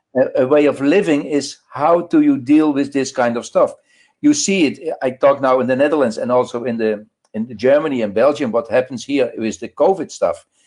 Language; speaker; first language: English; non-native, learner; Dutch